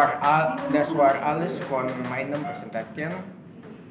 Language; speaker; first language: German; non-native, learner; Indonesian